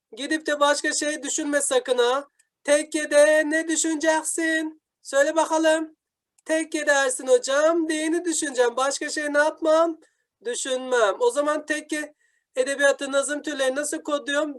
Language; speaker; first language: Turkish; native; Turkish